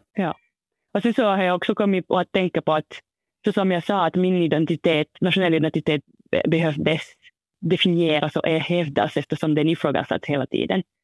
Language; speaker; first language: Swedish; non-native, fluent; French